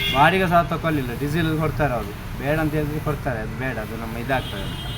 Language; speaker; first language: Kannada; native; Kannada